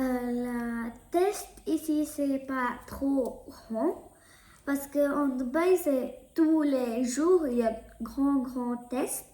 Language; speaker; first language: French; non-native, learner; Malayalam